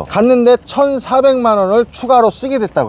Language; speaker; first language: Korean; native; Korean